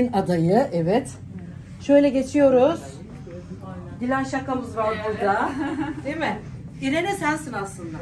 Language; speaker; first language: Turkish; native; Turkish